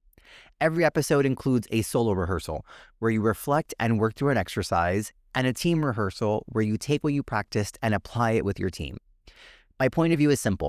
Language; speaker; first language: English; native; English